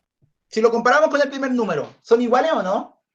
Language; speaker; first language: Spanish; native; Spanish